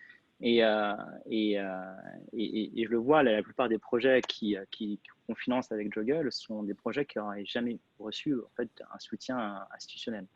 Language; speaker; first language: French; native; French